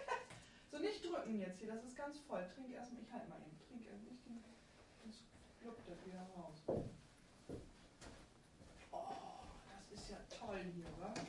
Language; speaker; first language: German; native; German